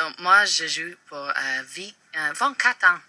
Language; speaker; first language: French; non-native, learner; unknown